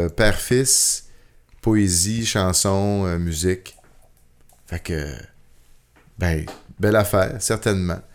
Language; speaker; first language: French; native; French